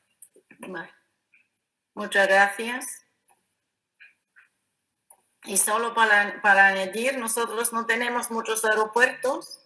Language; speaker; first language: Spanish; non-native, fluent; Bulgarian